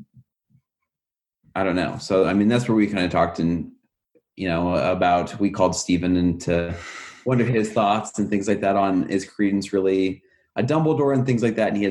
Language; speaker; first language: English; native; English